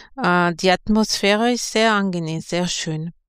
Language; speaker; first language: German; non-native, fluent; French